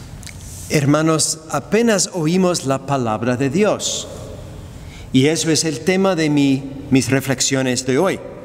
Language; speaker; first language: Spanish; non-native, fluent; English